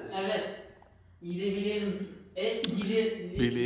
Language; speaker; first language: Turkish; non-native, learner; Uzbek